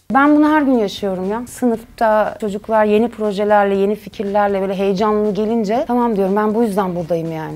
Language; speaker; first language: Turkish; native; Turkish